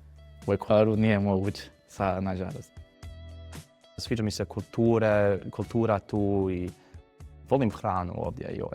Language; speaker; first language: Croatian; non-native, learner; Spanish